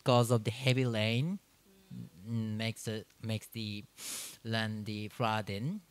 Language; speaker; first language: English; non-native, learner; Japanese